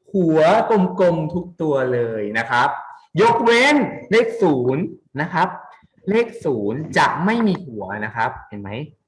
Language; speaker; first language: Thai; native; Thai